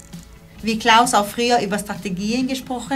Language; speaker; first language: German; non-native, local second language; Italian